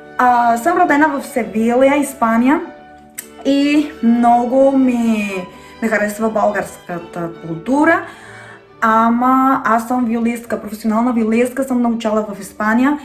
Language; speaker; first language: Bulgarian; non-native, learner; Spanish